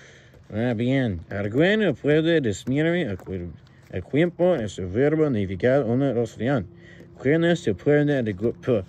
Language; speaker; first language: Spanish; non-native, learner; English